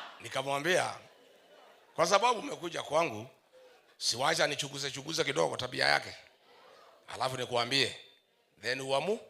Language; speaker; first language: Swahili; non-native, local second language; Kikuyu